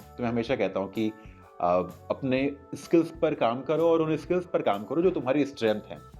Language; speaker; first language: Hindi; native; Hindi